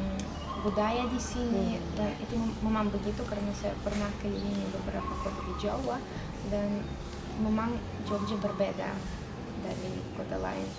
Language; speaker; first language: Indonesian; non-native, fluent; Russian